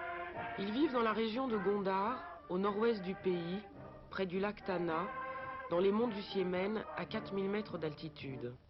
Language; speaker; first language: French; native; French